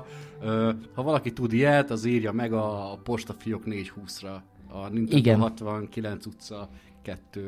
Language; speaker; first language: Hungarian; native; Hungarian